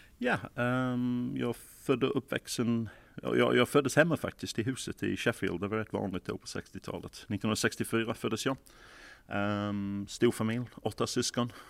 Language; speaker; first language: Swedish; non-native, fluent; English